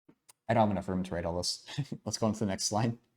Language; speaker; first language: English; native; English